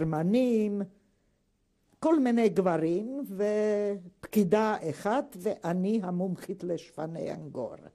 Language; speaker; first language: Hebrew; non-native, fluent; Hungarian